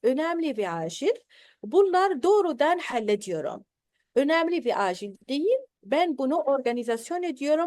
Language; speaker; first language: Turkish; non-native, learner; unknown